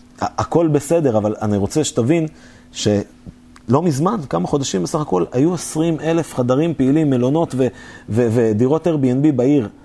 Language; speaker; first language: Hebrew; native; Hebrew